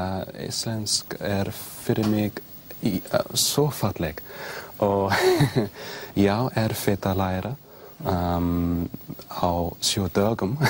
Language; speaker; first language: Icelandic; non-native, learner; English